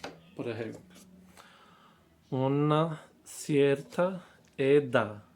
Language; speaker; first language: Spanish; non-native, fluent; Portuguese